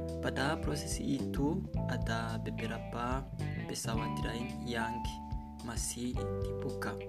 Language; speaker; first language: Indonesian; non-native, learner; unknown